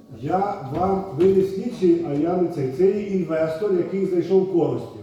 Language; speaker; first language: Ukrainian; native; Ukrainian